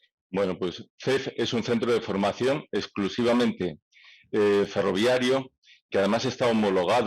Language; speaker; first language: Spanish; native; Spanish